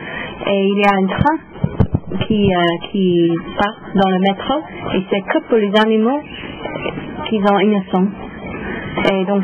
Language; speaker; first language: French; non-native, learner; English